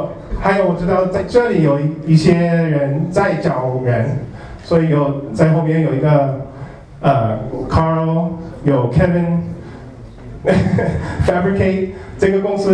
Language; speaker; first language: Chinese; non-native, learner; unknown